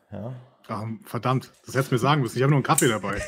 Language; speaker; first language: German; native; German